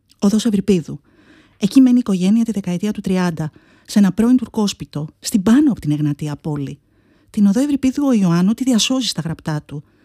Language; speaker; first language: Greek; native; Greek